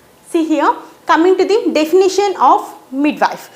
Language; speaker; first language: English; non-native, local second language; Telugu